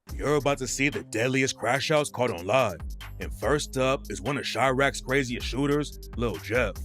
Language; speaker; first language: English; native; English